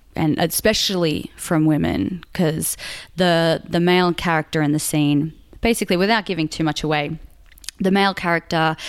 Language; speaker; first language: English; native; English